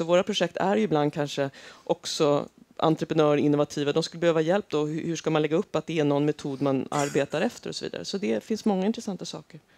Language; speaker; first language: Swedish; native; Swedish